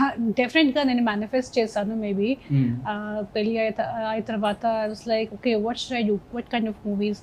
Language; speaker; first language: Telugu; non-native, fluent; Hindi